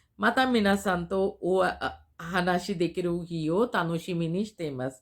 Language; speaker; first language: Japanese; non-native, fluent; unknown